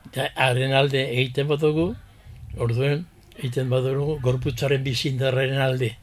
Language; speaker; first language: Basque; early bilingual, heritage; Basque